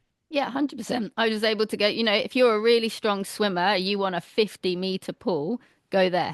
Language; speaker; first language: English; native; English